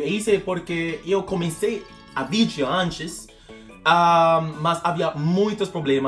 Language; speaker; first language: Portuguese; non-native, fluent; English